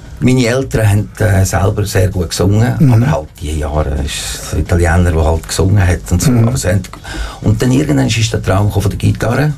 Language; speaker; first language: German; non-native, fluent; Italian